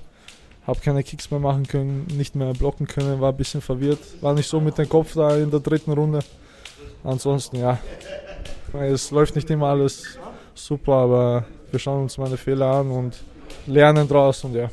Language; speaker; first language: German; early bilingual, other home language; Serbian